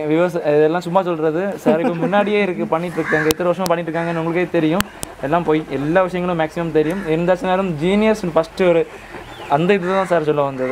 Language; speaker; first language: Tamil; native; Tamil